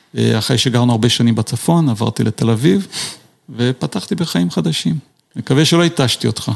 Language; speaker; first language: Hebrew; non-native, fluent; Portuguese